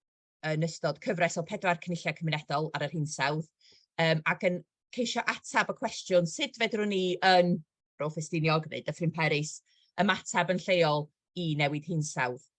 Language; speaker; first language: Welsh; native; Welsh